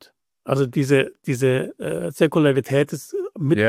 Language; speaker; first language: German; native; German